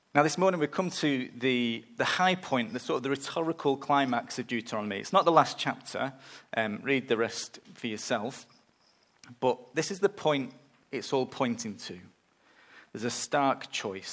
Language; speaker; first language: English; native; English